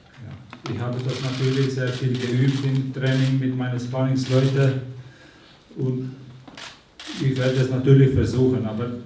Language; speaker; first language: German; non-native, fluent; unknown